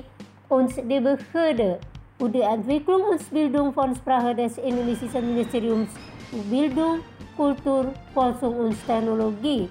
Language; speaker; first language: German; non-native, fluent; Indonesian